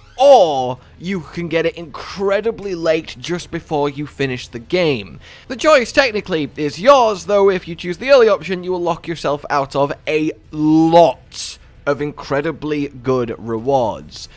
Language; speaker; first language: English; native; English